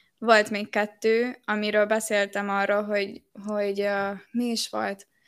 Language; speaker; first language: Hungarian; early bilingual, heritage; Hungarian